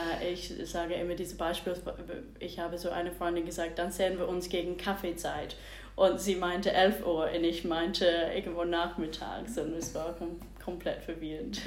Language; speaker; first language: German; non-native, fluent; English